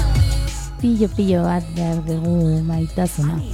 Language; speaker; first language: Basque; non-native, learner; Spanish